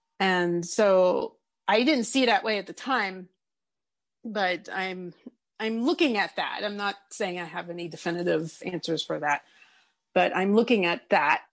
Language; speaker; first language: English; native; English